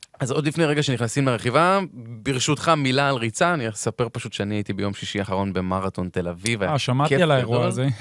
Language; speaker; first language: Hebrew; native; Hebrew